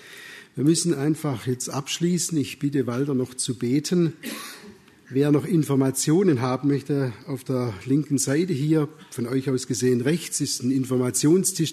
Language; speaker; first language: German; native; German